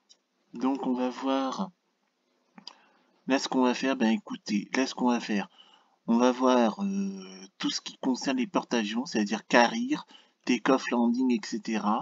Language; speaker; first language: French; native; French